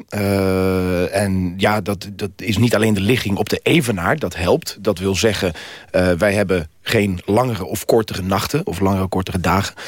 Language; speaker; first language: Dutch; non-native, fluent; Spanish